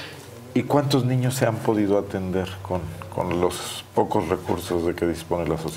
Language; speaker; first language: Spanish; native; Spanish